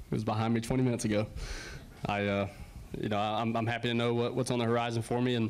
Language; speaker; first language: English; native; English